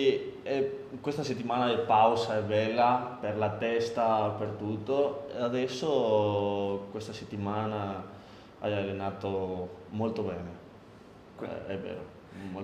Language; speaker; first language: Italian; non-native, learner; Spanish